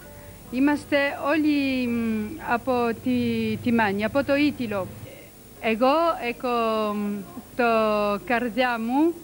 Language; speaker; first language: Greek; early bilingual, heritage; French